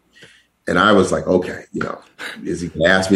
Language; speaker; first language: English; native; English